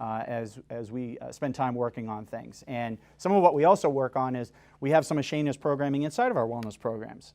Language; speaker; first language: English; native; English